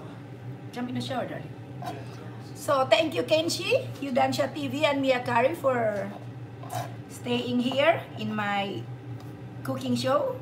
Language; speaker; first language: English; non-native, local second language; Filipino